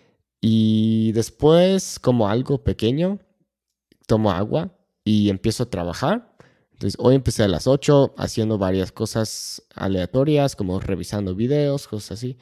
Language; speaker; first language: Spanish; non-native, fluent; English